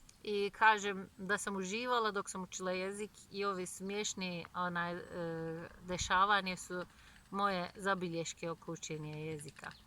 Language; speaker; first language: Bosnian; non-native, fluent; Turkish